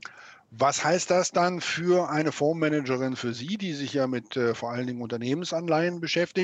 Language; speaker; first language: German; native; German